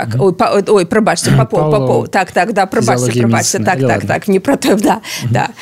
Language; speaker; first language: Belarusian; non-native, local second language; Russian